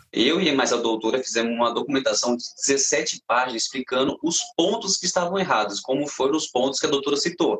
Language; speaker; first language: Portuguese; native; Portuguese